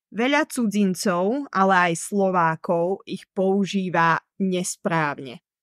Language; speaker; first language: Slovak; native; Slovak